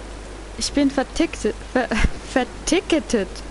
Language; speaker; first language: German; native; German